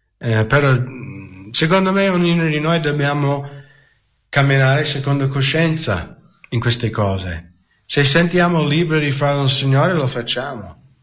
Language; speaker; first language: Italian; non-native, fluent; English